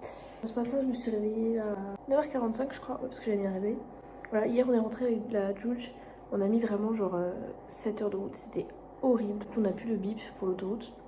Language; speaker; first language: French; native; French